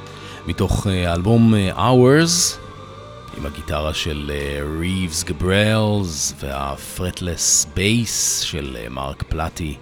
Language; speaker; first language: Hebrew; native; Hebrew